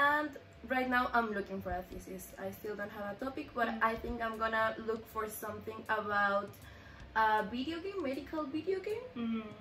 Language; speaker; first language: English; non-native, fluent; Spanish